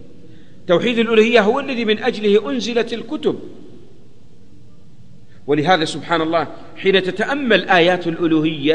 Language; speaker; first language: Arabic; native; Arabic